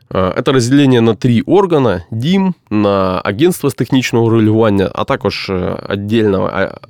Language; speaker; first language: Ukrainian; non-native, local second language; Russian